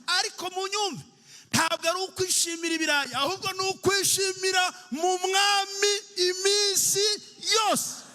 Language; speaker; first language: Kinyarwanda; early bilingual, heritage; Kinyarwanda